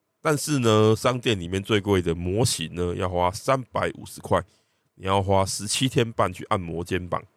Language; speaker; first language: Chinese; native; Chinese